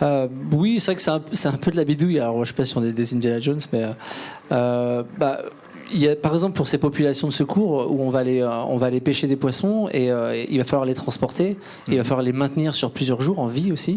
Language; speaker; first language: French; native; French